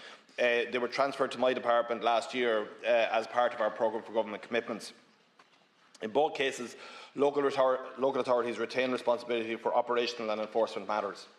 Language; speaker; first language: English; native; English